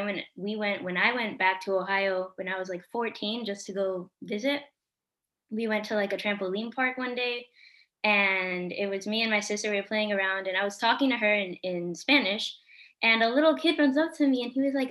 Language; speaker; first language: English; early bilingual, other home language; Spanish